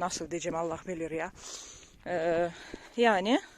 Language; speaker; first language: Turkish; non-native, learner; Russian